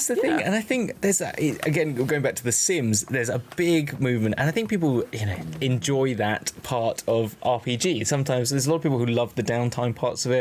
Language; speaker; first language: English; native; English